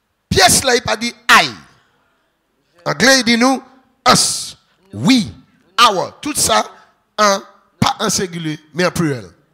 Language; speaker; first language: French; non-native, local second language; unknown